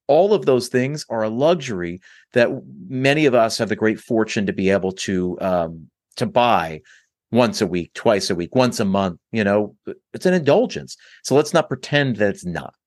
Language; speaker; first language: English; native; English